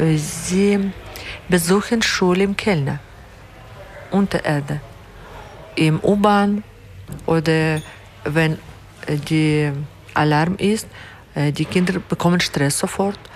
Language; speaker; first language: German; non-native, learner; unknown